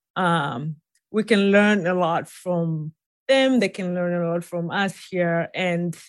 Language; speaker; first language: English; non-native, local second language; Swahili